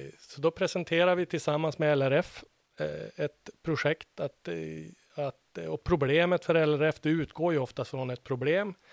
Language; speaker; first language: Swedish; native; Swedish